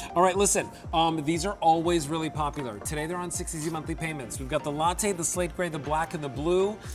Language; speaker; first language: English; native; English